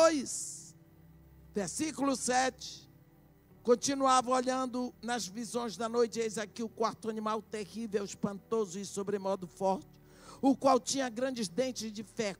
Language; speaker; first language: Portuguese; native; Portuguese